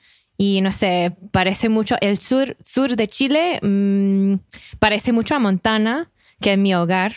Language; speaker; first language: Spanish; non-native, learner; English